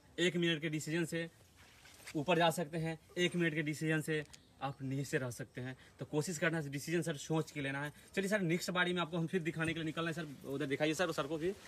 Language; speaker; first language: Hindi; native; Hindi